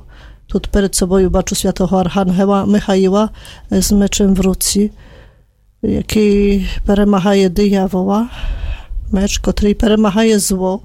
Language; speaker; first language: Ukrainian; non-native, fluent; Polish